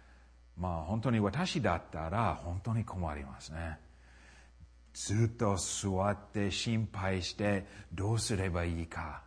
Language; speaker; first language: Japanese; non-native, fluent; English